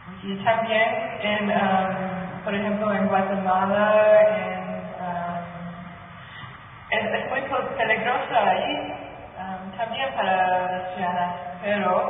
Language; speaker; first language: Spanish; non-native, learner; English